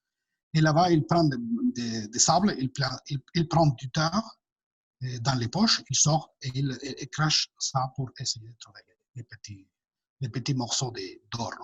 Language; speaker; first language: French; non-native, fluent; Spanish